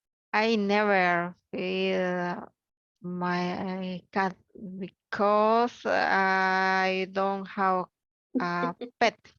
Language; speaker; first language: English; non-native, learner; Spanish